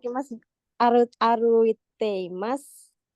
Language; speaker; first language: Japanese; non-native, learner; Indonesian